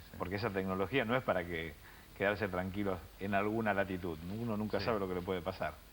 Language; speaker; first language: Spanish; native; Spanish